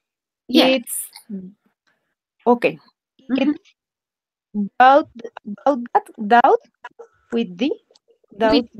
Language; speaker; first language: English; non-native, learner; Spanish